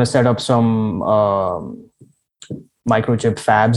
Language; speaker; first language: English; non-native, local second language; Marathi